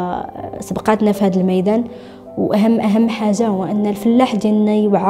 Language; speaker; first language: Arabic; native; Arabic